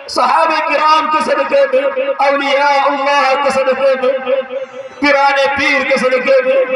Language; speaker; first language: Urdu; non-native, fluent; Bangla